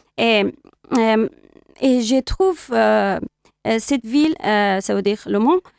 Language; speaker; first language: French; non-native, learner; Persian